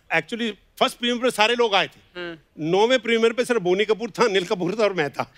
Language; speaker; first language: Hindi; native; Hindi